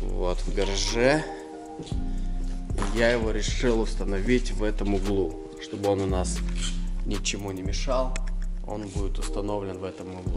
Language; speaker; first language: Russian; native; Russian